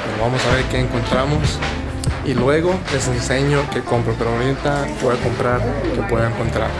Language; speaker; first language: Spanish; early bilingual, heritage; Spanish